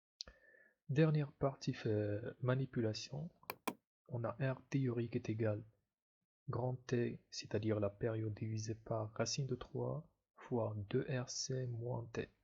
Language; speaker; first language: French; non-native, local second language; Arabic